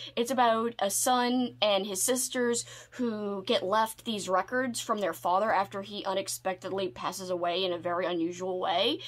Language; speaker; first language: English; native; English